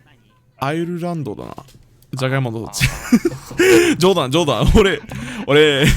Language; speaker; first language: Japanese; non-native, learner; English